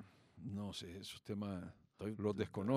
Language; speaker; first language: Spanish; native; Spanish